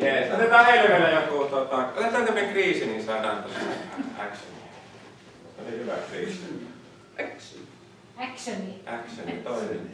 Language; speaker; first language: Finnish; native; Finnish